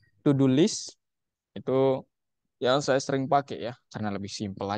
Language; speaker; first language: Indonesian; native; Indonesian